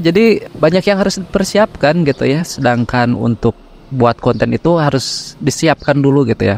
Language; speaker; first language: Indonesian; native; Indonesian